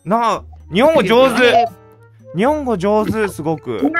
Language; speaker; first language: Japanese; native; Japanese